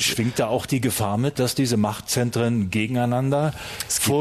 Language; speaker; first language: German; native; German